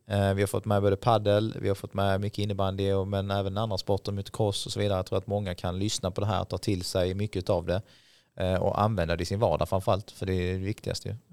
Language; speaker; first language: Swedish; native; Swedish